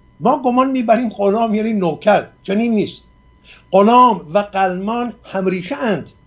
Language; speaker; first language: Persian; non-native, local second language; Assyrian Neo-Aramaic